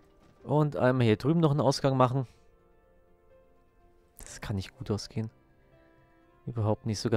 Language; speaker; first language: German; native; German